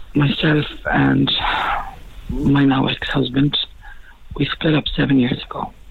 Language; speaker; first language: English; native; English